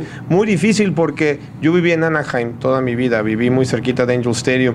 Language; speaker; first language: Spanish; native; Spanish